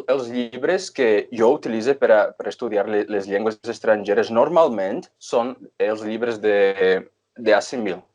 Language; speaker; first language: Catalan; non-native, fluent; Portuguese